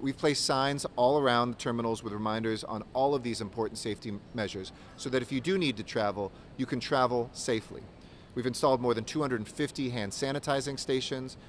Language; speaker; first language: English; native; English